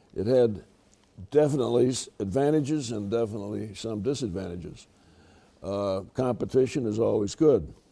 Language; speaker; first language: English; native; English